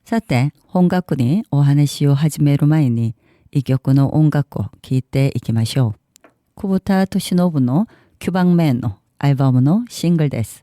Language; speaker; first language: Japanese; non-native, learner; Korean